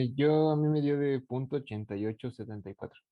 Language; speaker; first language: Spanish; native; Spanish